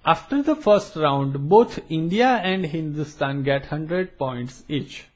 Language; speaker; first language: English; non-native, local second language; Gujarati